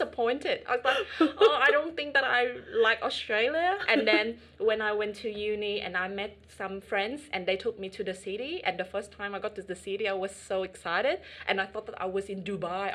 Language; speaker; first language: English; non-native, fluent; Vietnamese